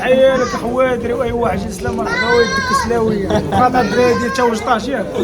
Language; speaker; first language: Arabic; native; Arabic